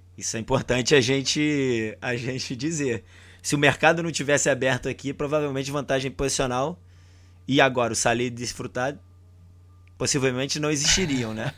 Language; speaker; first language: Portuguese; native; Portuguese